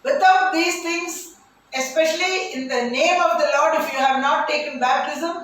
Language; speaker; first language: English; non-native, local second language; Tamil